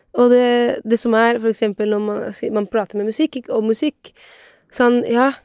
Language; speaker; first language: Norwegian; non-native, fluent; Italian